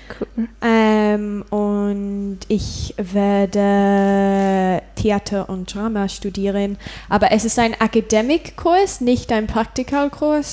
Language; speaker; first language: German; non-native, learner; English